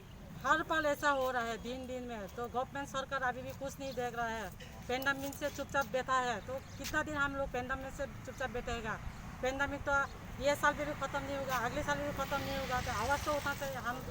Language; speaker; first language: Hindi; non-native, local second language; Kok Borok